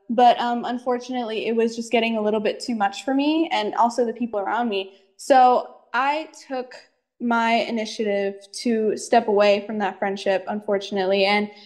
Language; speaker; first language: English; native; English